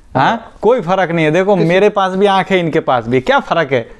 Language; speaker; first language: Hindi; native; Hindi